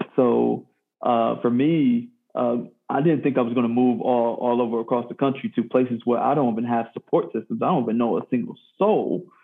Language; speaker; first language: English; native; English